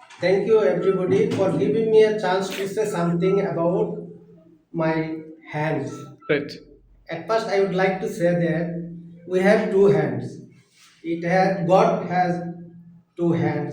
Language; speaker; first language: English; non-native, learner; Bangla